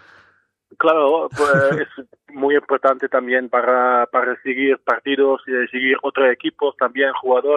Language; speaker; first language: Spanish; non-native, fluent; Dutch